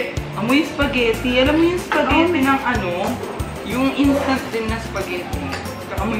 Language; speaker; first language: Filipino; native; Filipino